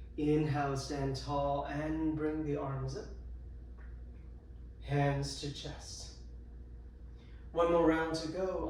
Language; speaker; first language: English; native; English